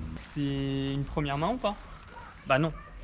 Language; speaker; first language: French; native; French